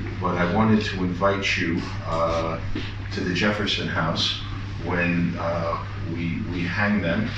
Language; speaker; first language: English; early bilingual, other home language; Greek